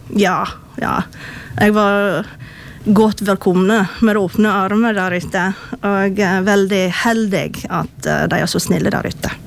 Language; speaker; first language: Norwegian; non-native, fluent; English